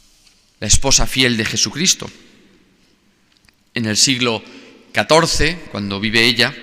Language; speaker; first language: Spanish; native; Spanish